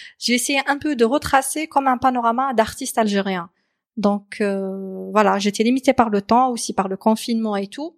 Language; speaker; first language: French; non-native, local second language; Arabic